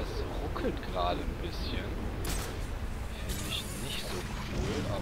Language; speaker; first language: German; native; German